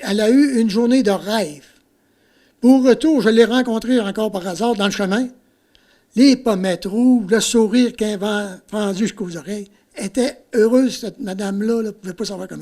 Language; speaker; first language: French; native; French